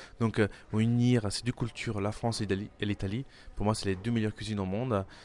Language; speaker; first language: French; non-native, fluent; Italian